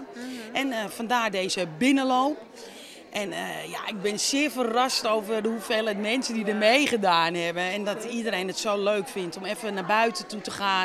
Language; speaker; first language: Dutch; native; Dutch